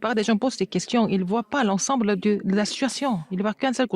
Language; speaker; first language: French; non-native, fluent; Korean